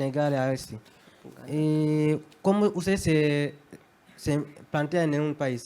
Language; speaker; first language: Spanish; non-native, fluent; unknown